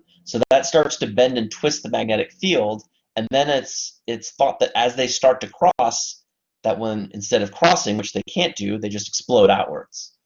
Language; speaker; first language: English; native; English